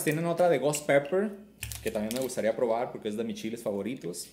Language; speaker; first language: Spanish; native; Spanish